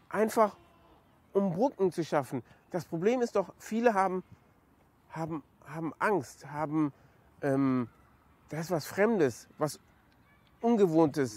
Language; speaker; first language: German; native; German